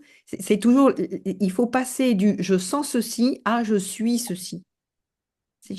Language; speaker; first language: French; native; French